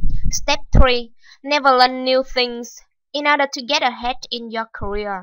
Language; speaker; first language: English; non-native, fluent; Vietnamese